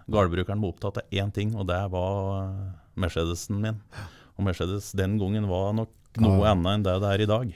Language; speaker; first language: Norwegian; native; Norwegian